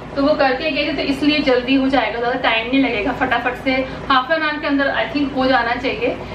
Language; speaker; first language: Hindi; non-native, local second language; Bangla